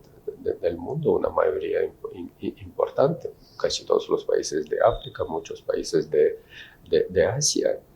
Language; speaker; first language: Spanish; non-native, fluent; Russian